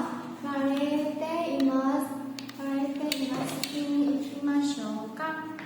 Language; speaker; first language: Japanese; non-native, learner; Burmese